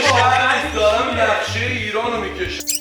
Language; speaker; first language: Persian; native; Persian